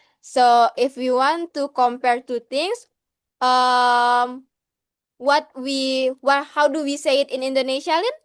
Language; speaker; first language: English; non-native, learner; Indonesian